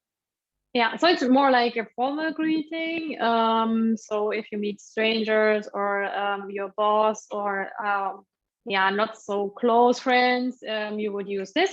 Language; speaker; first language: English; non-native, fluent; German